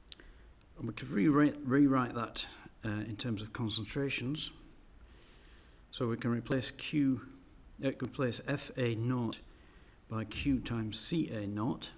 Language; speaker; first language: English; native; English